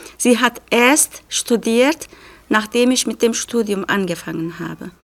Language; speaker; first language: German; non-native, fluent; Turkish